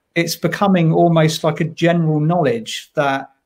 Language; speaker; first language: English; native; English